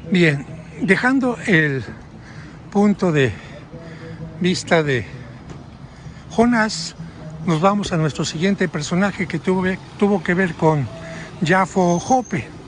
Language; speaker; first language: Spanish; native; Spanish